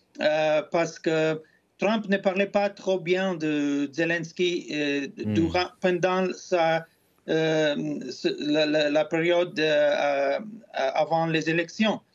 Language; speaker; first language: French; non-native, fluent; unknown